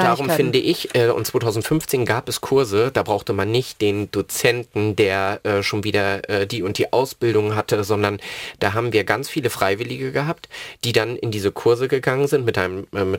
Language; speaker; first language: German; native; German